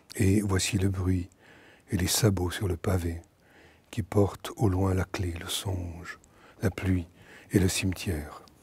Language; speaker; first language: French; native; French